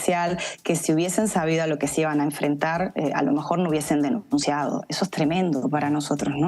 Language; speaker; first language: Spanish; native; Spanish